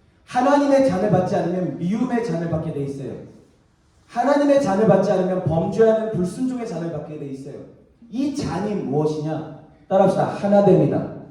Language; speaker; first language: Korean; native; Korean